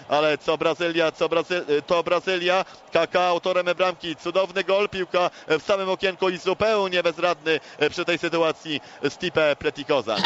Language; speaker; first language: Polish; native; Polish